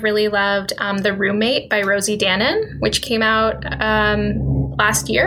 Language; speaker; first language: English; native; English